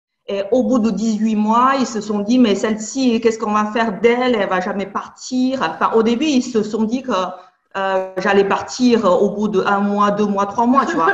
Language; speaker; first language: French; non-native, fluent; Chinese